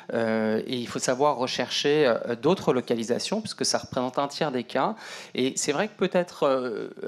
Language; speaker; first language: French; native; French